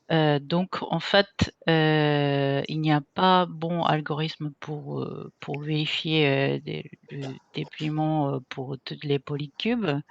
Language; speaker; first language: French; non-native, fluent; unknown